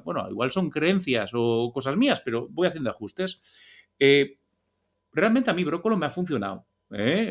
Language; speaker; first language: Spanish; native; Spanish